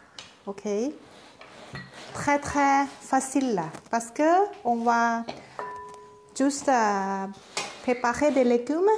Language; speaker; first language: French; non-native, learner; Thai